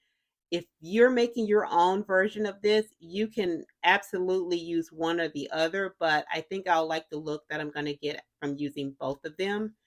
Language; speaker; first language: English; native; English